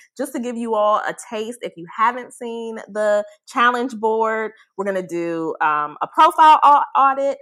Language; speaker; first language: English; native; English